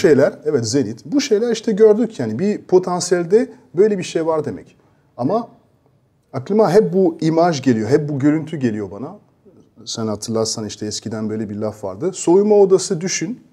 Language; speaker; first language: Turkish; non-native, fluent; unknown